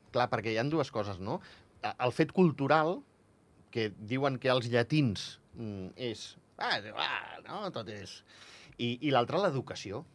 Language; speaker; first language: Catalan; native; Catalan